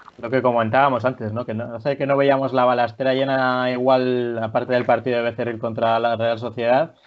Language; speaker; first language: Spanish; native; Spanish